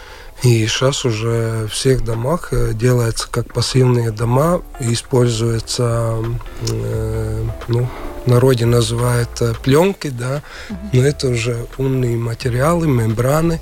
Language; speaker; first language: Russian; non-native, local second language; Latvian